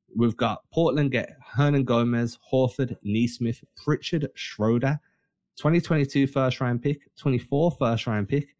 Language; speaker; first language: English; native; English